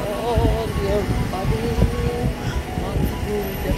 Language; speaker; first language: English; non-native, learner; Arabic